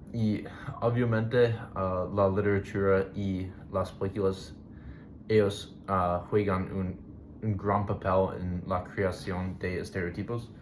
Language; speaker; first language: Spanish; non-native, learner; English